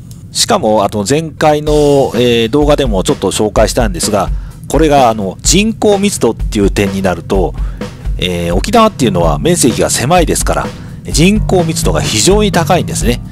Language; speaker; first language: Japanese; native; Japanese